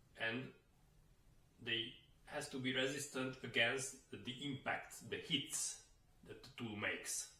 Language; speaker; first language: English; non-native, fluent; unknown